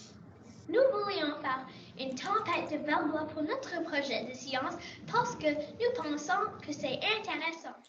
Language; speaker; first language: French; non-native, local second language; English